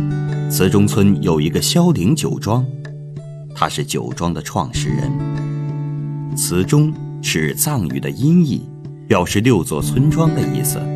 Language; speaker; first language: Chinese; native; Chinese